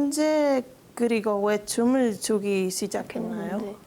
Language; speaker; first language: Korean; non-native, learner; Spanish